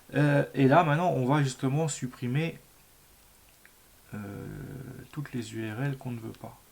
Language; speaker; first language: French; native; French